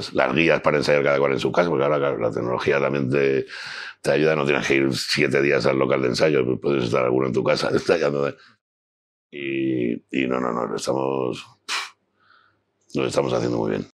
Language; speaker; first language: Spanish; native; Spanish